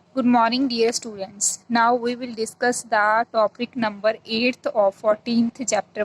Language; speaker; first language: English; non-native, local second language; Punjabi